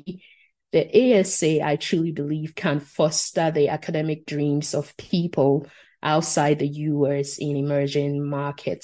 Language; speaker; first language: English; non-native, local second language; Akan